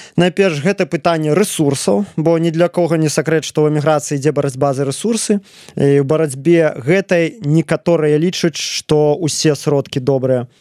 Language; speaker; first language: Belarusian; native; Belarusian